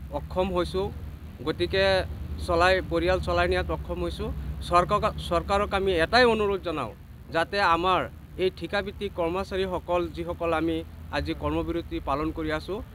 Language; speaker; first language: Assamese; native; Assamese